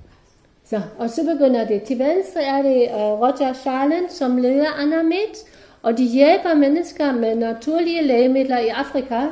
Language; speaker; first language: Danish; non-native, fluent; German